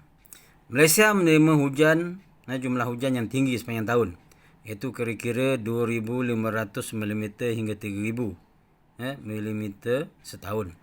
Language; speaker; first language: Malay; native; Malay